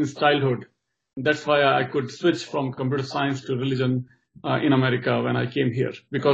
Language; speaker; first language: English; non-native, local second language; Hindi